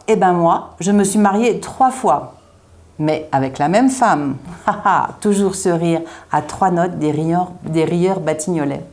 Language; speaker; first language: French; native; French